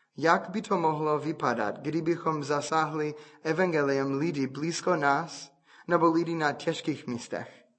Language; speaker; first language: Czech; non-native, fluent; English